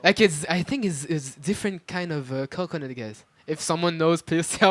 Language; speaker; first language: English; non-native, fluent; French